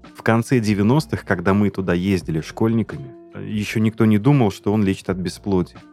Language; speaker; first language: Russian; native; Russian